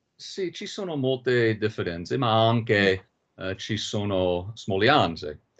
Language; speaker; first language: Italian; non-native, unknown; English